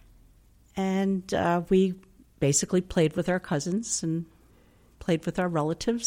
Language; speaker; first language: English; native; English